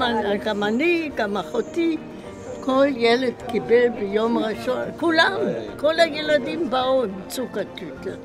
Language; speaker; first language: Hebrew; non-native, fluent; German